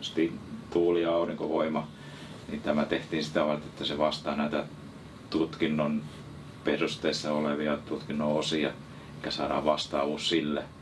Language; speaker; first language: Finnish; native; Finnish